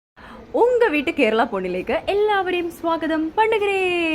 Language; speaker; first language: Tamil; non-native, learner; Malayalam